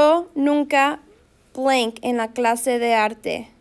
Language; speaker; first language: Spanish; non-native, fluent; English